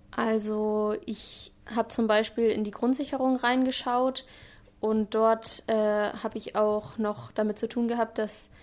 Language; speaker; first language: German; native; German